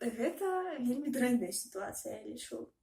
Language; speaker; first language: Belarusian; native; Belarusian